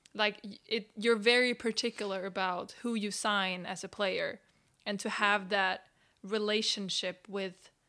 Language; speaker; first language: English; non-native, fluent; Swedish